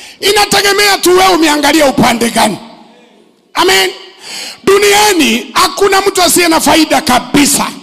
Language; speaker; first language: Swahili; native; Swahili